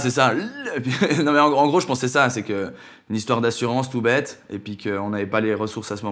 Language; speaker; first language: French; native; French